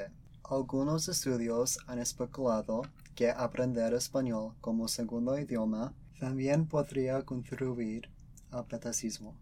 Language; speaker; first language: Spanish; early bilingual, other home language; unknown